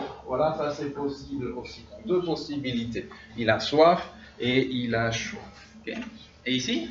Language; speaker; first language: French; non-native, fluent; English